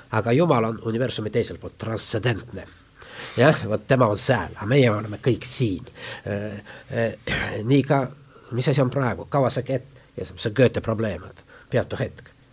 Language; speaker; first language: Estonian; non-native, local second language; Russian